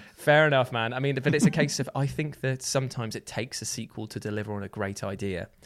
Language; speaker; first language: English; native; English